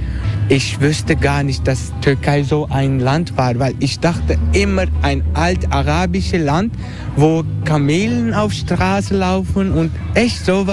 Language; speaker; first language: German; non-native, learner; Turkish